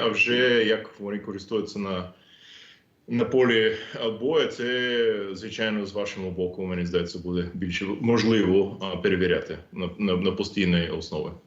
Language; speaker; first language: Ukrainian; non-native, fluent; English